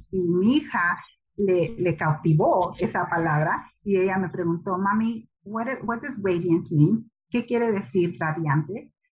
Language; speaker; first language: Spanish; early bilingual, heritage; Spanish